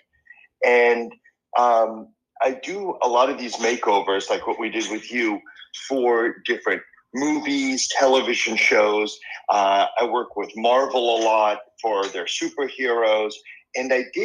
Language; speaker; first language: English; early bilingual, other home language; Spanish